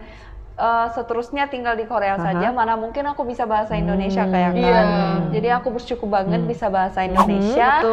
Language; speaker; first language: Indonesian; early bilingual, other home language; Korean